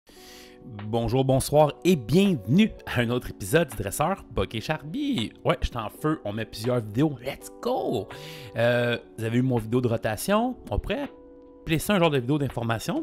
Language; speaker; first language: French; native; French